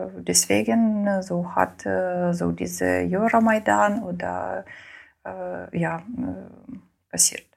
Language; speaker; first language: German; non-native, learner; Ukrainian